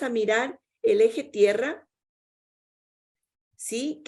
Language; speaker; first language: Spanish; native; Spanish